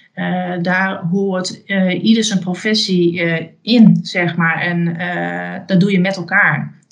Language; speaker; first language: Dutch; native; Dutch